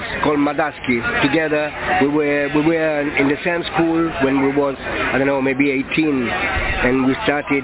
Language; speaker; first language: English; non-native, fluent; Italian